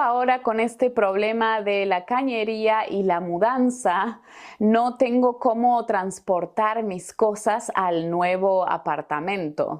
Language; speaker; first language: Spanish; native; Spanish